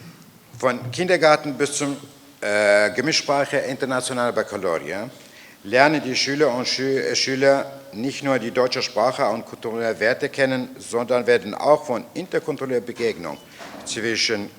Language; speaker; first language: German; non-native, fluent; Central Kurdish